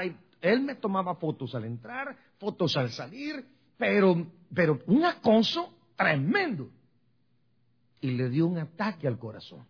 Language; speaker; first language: Spanish; native; Spanish